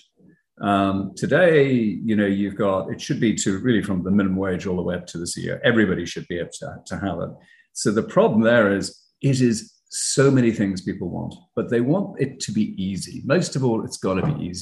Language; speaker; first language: English; native; English